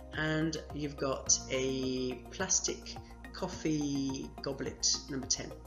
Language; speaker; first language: English; non-native, fluent; French